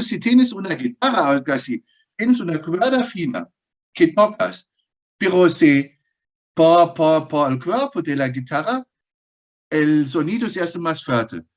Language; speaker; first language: Spanish; non-native, fluent; German